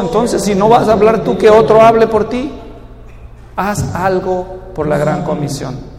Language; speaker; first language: Spanish; native; Spanish